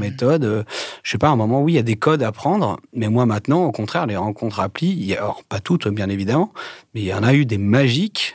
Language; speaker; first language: French; native; French